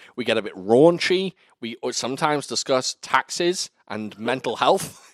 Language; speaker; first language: English; native; English